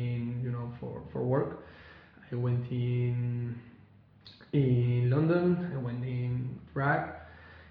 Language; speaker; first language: English; non-native, learner; Spanish